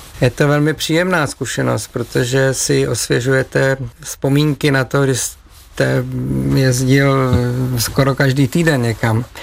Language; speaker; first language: Czech; native; Czech